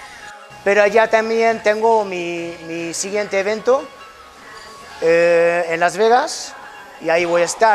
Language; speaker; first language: Spanish; non-native, fluent; Hungarian